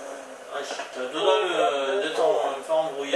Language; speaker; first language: French; native; French